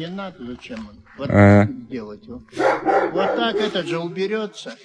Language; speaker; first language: Russian; native; Russian